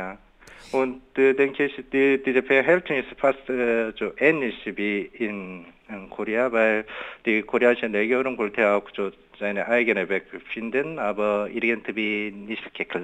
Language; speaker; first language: German; non-native, fluent; Korean